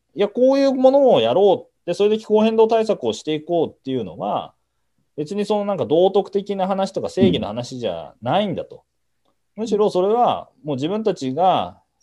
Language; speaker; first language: Japanese; native; Japanese